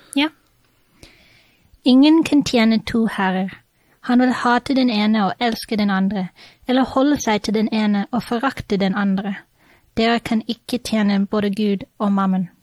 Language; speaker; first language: Norwegian; non-native, fluent; English